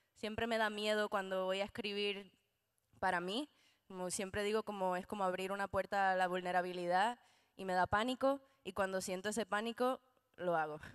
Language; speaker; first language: Spanish; native; Spanish